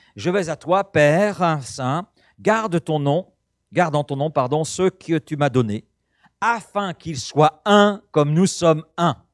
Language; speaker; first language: French; native; French